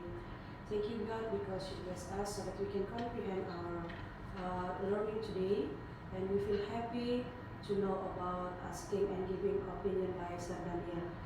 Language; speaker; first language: English; non-native, learner; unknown